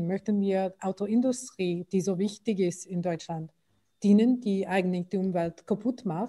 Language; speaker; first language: German; non-native, fluent; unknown